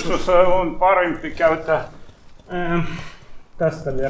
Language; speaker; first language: Finnish; non-native, learner; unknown